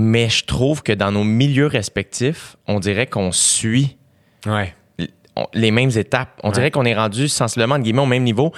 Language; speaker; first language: French; native; French